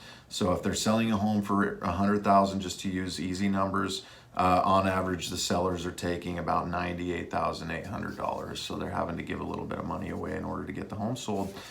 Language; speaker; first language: English; native; English